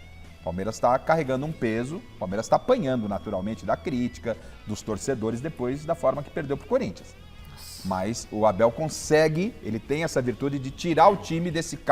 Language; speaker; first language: Portuguese; native; Portuguese